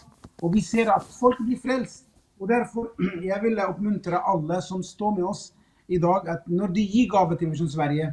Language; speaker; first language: Swedish; non-native, fluent; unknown